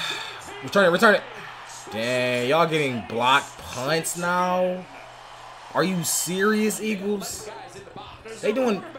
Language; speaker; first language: English; native; English